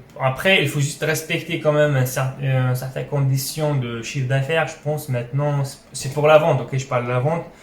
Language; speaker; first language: French; non-native, local second language; Arabic